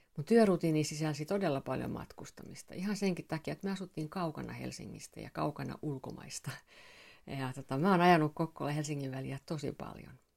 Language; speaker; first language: Finnish; non-native, local second language; Swedish